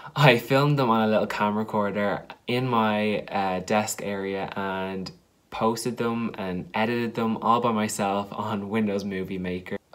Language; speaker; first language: English; native; English